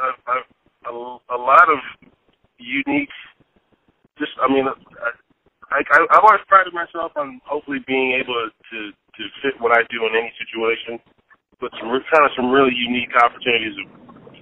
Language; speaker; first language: English; native; English